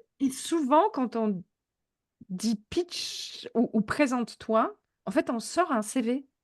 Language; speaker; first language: French; non-native, fluent; Polish